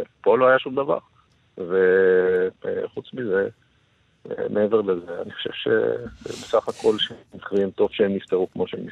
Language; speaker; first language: Hebrew; native; Hebrew